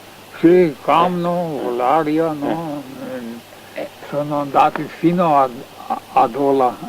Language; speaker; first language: Italian; non-native, learner; Slovenian